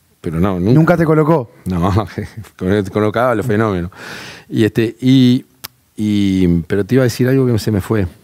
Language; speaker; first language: Spanish; native; Spanish